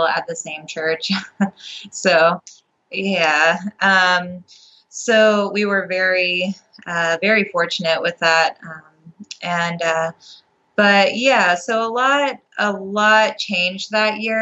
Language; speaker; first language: English; native; English